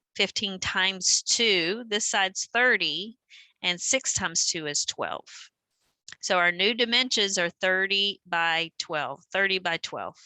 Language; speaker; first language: English; native; English